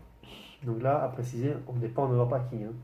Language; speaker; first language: French; native; French